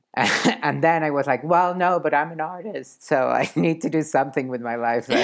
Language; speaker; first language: English; non-native, fluent; Spanish